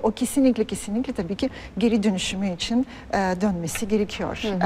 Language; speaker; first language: Turkish; non-native, fluent; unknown